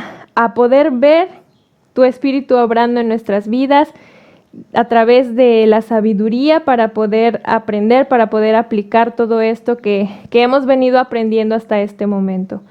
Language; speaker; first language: Spanish; native; Spanish